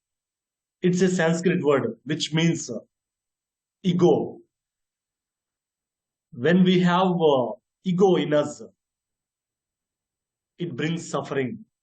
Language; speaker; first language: English; non-native, local second language; Telugu